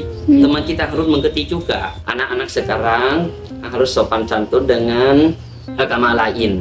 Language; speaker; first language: Indonesian; non-native, learner; Thai